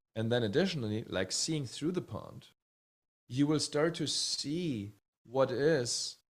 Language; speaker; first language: English; early bilingual, other home language; Czech